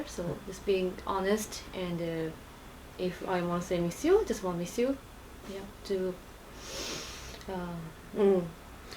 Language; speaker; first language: English; non-native, learner; Japanese